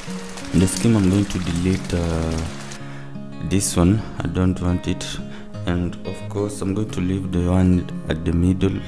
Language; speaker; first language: English; non-native, local second language; Swahili